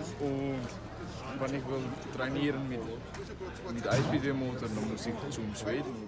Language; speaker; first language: German; non-native, learner; Dutch